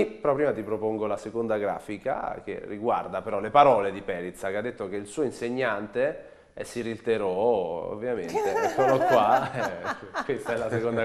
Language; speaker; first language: Italian; native; Italian